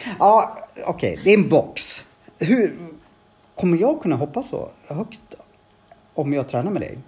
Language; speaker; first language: Swedish; native; Swedish